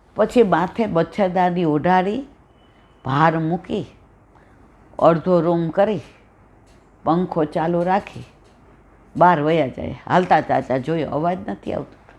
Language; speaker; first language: Gujarati; native; Gujarati